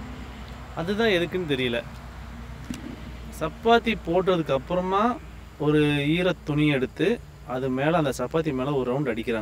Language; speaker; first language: Tamil; native; Tamil